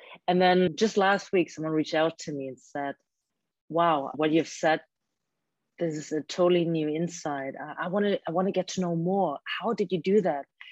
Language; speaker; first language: English; non-native, fluent; German